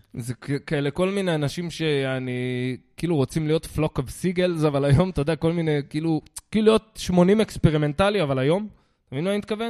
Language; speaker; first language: Hebrew; native; Hebrew